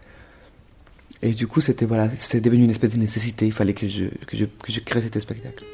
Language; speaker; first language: French; non-native, fluent; Spanish